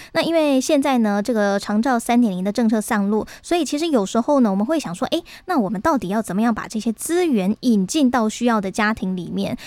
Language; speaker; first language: Chinese; native; Chinese